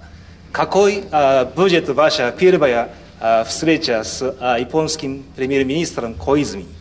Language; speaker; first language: Russian; non-native, fluent; Japanese